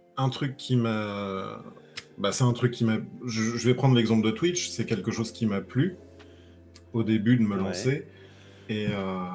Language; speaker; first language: French; native; French